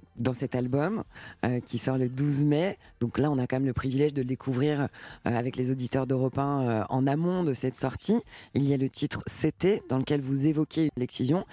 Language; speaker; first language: French; native; French